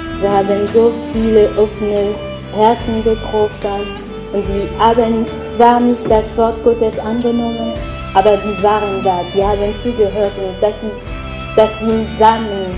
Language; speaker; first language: German; non-native, learner; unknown